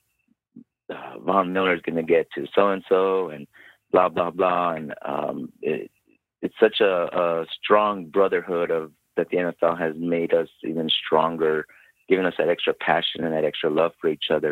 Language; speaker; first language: English; native; English